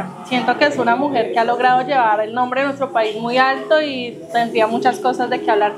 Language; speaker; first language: Spanish; native; Spanish